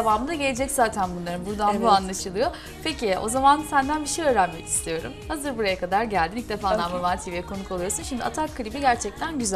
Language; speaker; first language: Turkish; native; Turkish